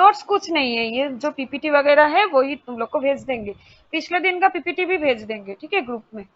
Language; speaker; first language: Hindi; non-native, local second language; Bangla